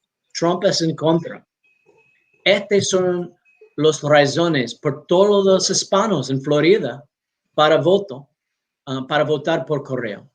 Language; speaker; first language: Spanish; non-native, learner; English